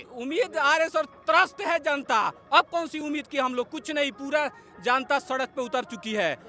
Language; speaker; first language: Hindi; native; Hindi